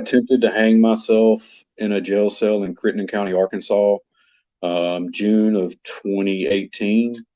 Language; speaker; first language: English; native; English